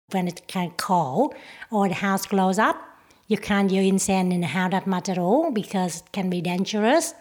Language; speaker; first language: English; non-native, learner; Vietnamese